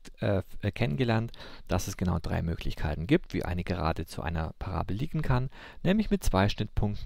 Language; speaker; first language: German; native; German